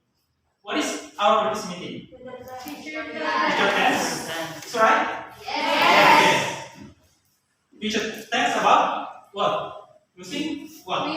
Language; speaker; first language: English; non-native, learner; Indonesian